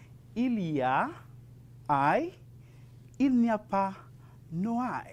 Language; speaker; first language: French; non-native, fluent; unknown